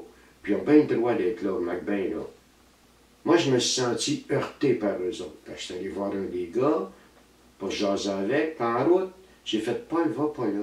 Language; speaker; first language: French; native; French